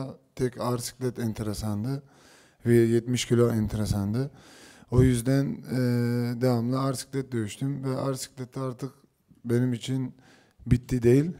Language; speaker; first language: Turkish; early bilingual, heritage; Turkish